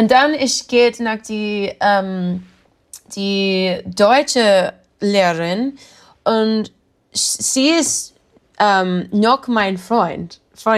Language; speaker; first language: German; non-native, learner; English